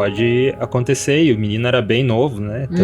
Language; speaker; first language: Portuguese; native; Portuguese